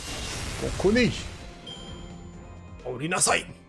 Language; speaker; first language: Japanese; non-native, learner; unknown